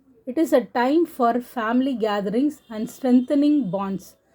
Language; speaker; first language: English; non-native, local second language; Tamil